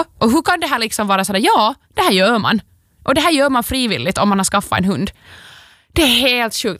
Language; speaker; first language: Swedish; native; Swedish